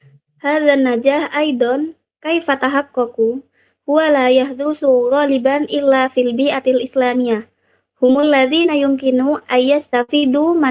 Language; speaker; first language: Arabic; non-native, learner; Indonesian